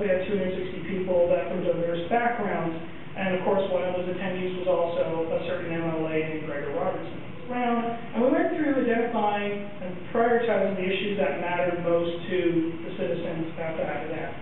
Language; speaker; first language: English; native; English